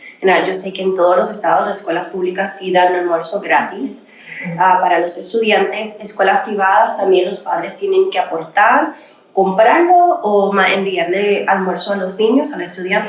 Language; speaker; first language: Spanish; early bilingual, other home language; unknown